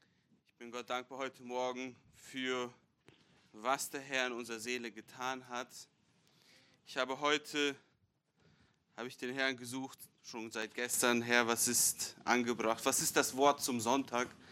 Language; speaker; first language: German; non-native, fluent; English